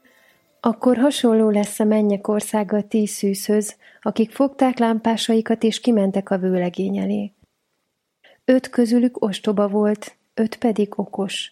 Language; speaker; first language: Hungarian; native; Hungarian